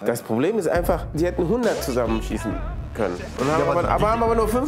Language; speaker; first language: German; native; German